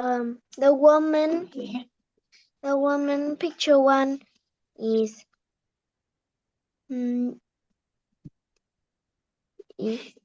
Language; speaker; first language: English; non-native, learner; Vietnamese